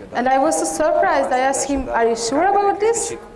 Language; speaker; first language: English; non-native, learner; Hungarian